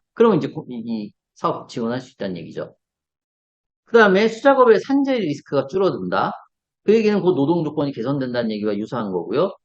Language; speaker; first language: Korean; native; Korean